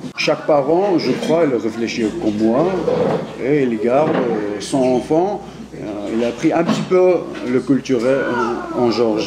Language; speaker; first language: French; non-native, learner; Georgian